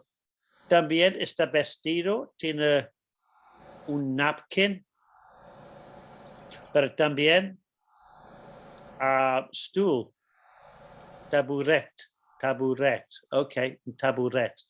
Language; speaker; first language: Spanish; non-native, fluent; English